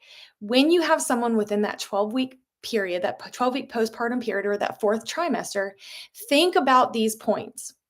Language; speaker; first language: English; native; English